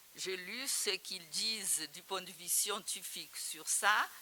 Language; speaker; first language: French; non-native, fluent; Portuguese